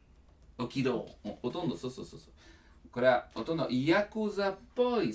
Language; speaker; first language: Japanese; non-native, learner; Italian